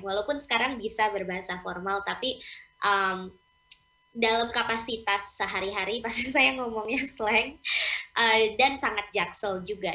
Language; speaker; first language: Indonesian; early bilingual, heritage; English